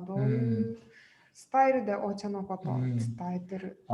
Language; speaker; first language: Japanese; non-native, fluent; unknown